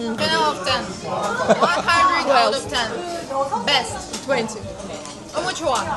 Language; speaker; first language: English; non-native, learner; Russian